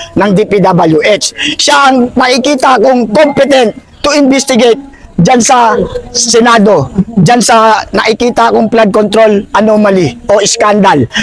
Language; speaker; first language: Filipino; native; Filipino